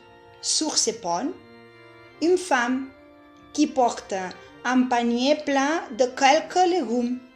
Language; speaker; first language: French; non-native, fluent; Catalan